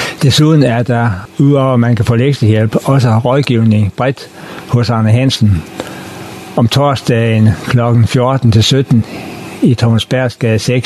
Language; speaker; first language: Danish; native; Danish